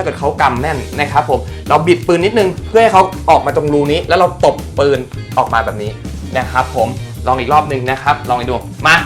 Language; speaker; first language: Thai; native; Thai